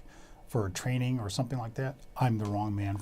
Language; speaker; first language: English; native; English